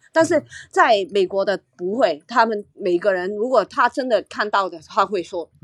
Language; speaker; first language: Chinese; non-native, local second language; Cantonese